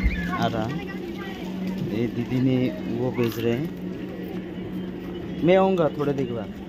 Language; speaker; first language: Hindi; non-native, local second language; Nepali